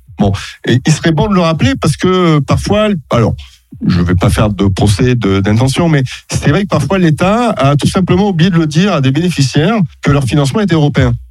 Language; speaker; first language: French; native; French